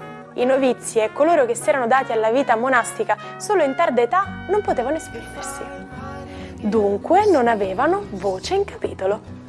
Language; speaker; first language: Italian; native; Italian